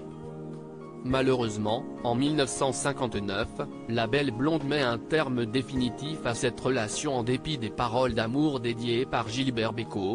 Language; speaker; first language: French; native; French